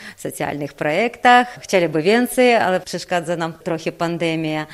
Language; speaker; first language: Polish; non-native, fluent; Ukrainian